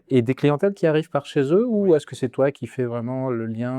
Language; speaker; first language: French; native; French